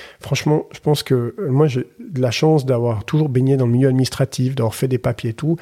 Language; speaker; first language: French; native; French